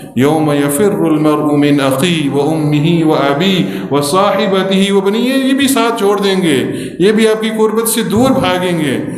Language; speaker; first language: Urdu; early bilingual, heritage; Urdu